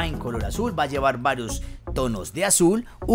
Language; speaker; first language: Spanish; native; Spanish